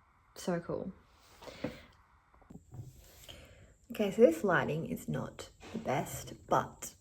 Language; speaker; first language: English; native; English